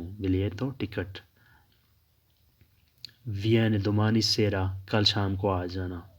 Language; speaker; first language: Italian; non-native, learner; Urdu